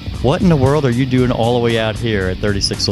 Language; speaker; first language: English; native; English